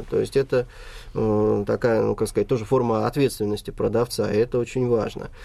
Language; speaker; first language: Russian; native; Russian